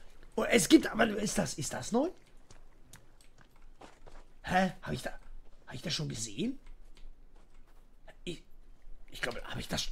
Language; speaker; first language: German; native; German